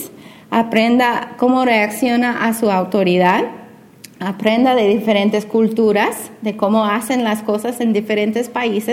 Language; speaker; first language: Spanish; non-native, fluent; English